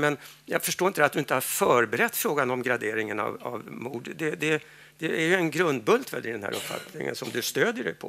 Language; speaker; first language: Swedish; native; Swedish